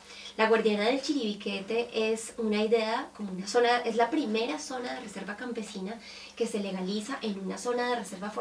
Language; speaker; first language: Spanish; native; Spanish